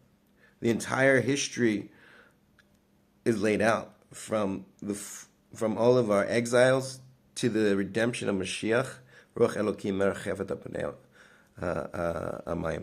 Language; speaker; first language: English; native; English